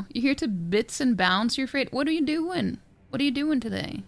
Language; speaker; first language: English; non-native, fluent; Norwegian